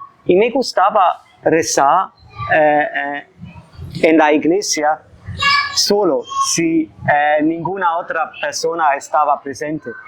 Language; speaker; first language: Spanish; non-native, fluent; German